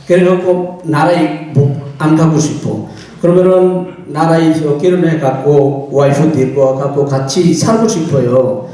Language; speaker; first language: Korean; non-native, fluent; Bangla